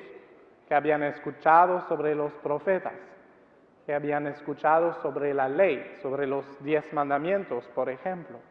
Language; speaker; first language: Spanish; non-native, fluent; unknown